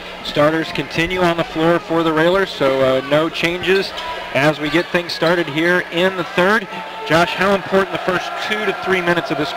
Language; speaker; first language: English; native; English